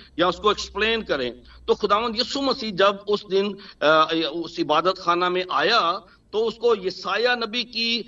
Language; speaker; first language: Urdu; non-native, local second language; Punjabi